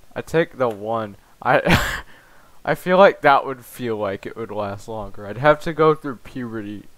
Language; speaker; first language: English; native; English